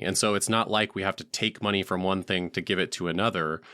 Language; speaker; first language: English; native; English